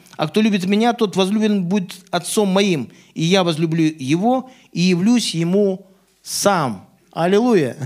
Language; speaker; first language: Russian; native; Russian